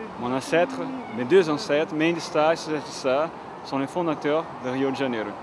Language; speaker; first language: French; non-native, fluent; Portuguese